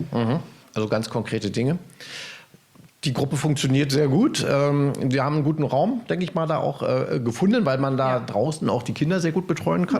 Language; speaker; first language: German; native; German